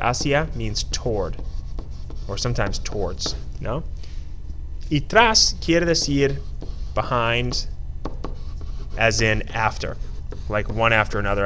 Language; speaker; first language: English; native; English